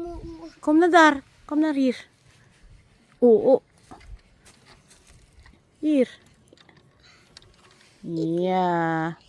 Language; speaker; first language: Dutch; non-native, learner; Filipino